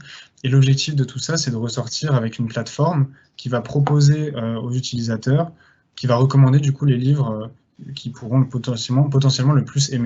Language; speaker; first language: French; native; French